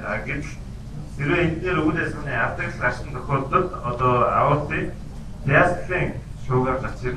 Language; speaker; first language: Mongolian; native; Mongolian